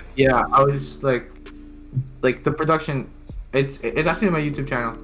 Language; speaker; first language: English; non-native, fluent; Filipino